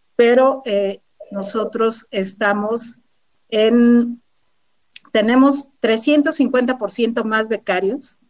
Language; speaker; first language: Spanish; native; Spanish